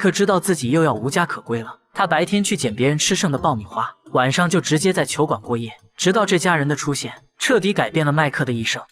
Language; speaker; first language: Chinese; native; Chinese